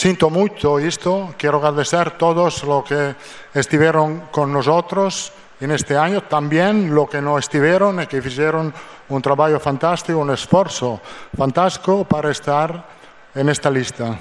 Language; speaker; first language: Portuguese; non-native, fluent; Italian